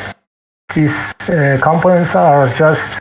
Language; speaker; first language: English; non-native, fluent; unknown